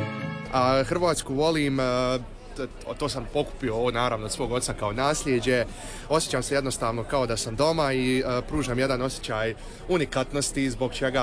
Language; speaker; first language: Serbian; early bilingual, heritage; Serbian